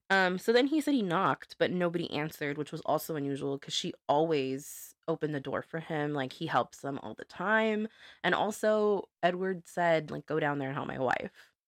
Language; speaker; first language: English; native; English